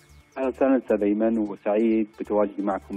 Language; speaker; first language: Arabic; native; Arabic